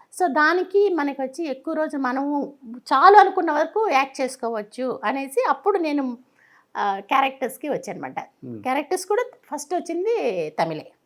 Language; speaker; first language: Telugu; native; Telugu